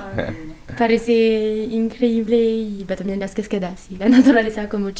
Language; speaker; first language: Spanish; non-native, learner; French